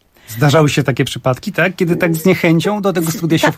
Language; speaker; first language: Polish; native; Polish